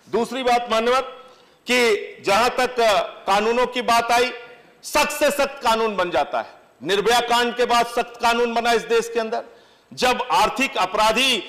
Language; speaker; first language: Hindi; native; Hindi